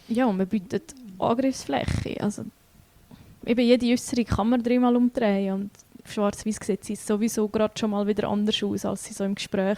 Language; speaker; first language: German; native; German